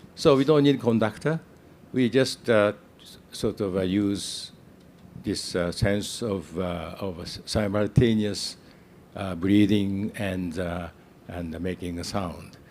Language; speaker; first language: English; non-native, fluent; Japanese